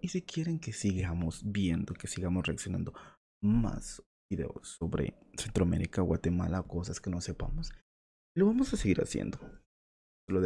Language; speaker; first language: Spanish; native; Spanish